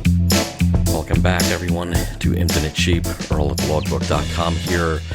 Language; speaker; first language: English; native; English